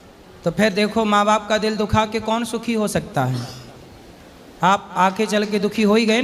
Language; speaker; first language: Hindi; native; Hindi